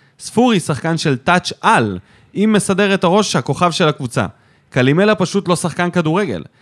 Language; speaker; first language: Hebrew; native; Hebrew